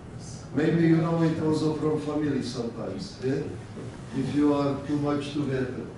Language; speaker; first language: English; non-native, learner; Czech